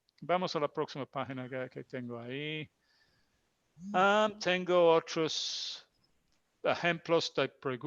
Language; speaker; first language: Spanish; non-native, fluent; English